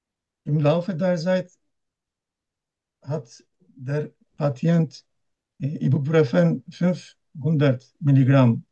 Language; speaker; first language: German; non-native, learner; Turkish